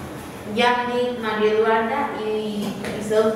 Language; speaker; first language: Catalan; non-native, learner; Spanish